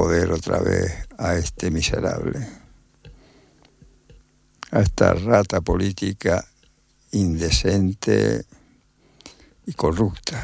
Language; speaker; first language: Spanish; native; Spanish